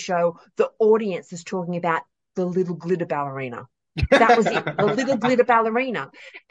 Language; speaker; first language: English; native; English